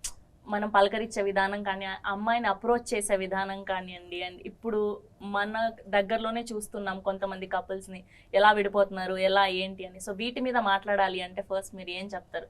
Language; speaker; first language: Telugu; native; Telugu